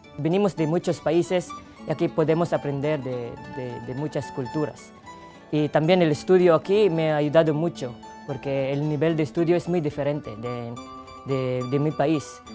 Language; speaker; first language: Spanish; non-native, fluent; Filipino